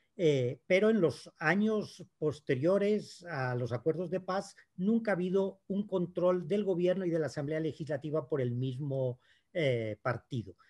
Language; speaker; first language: Spanish; native; Spanish